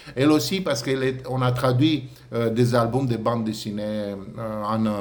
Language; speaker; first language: French; non-native, fluent; Romanian